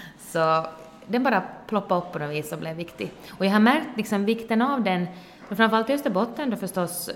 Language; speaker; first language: Swedish; native; Swedish